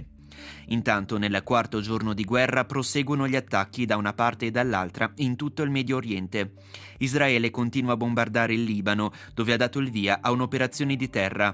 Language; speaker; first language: Italian; native; Italian